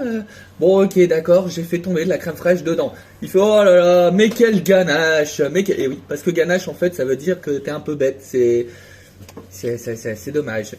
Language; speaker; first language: French; native; French